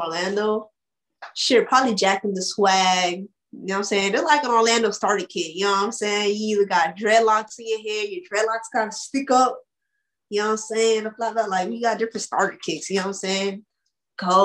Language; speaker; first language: English; native; English